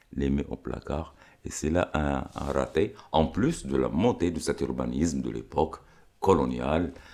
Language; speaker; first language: French; non-native, local second language; Arabic